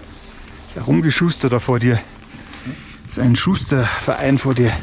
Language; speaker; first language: German; native; German